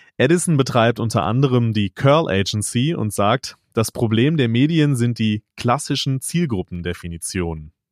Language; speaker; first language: German; native; German